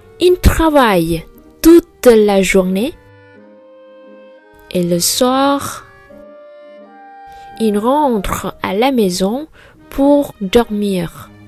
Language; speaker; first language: French; non-native, fluent; Vietnamese